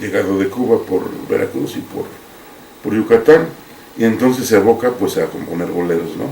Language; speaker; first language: Spanish; native; Spanish